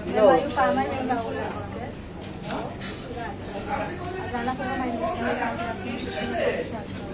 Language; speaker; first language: Hebrew; non-native, fluent; Marathi